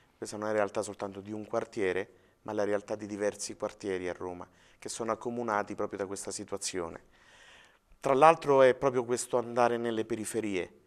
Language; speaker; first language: Italian; native; Italian